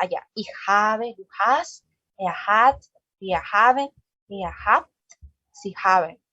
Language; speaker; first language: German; non-native, learner; Spanish